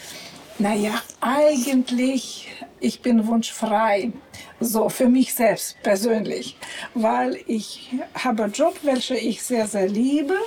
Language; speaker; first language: German; non-native, fluent; Russian